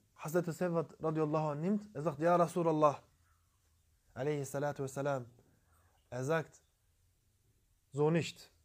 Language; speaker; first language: German; early bilingual, other home language; Turkish